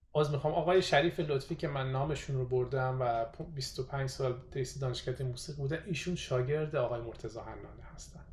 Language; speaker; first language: Persian; native; Persian